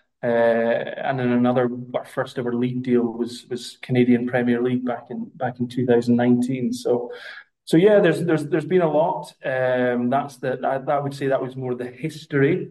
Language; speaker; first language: English; native; English